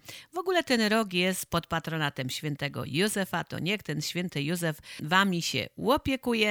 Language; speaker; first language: Polish; native; Polish